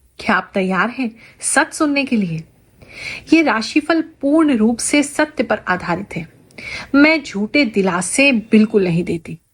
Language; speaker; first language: Hindi; native; Hindi